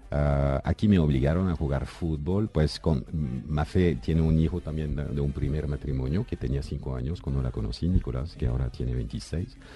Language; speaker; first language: Spanish; non-native, fluent; French